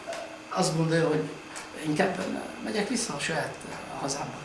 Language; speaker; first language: Hungarian; non-native, fluent; Arabic